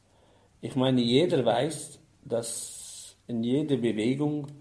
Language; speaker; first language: German; non-native, fluent; Arabic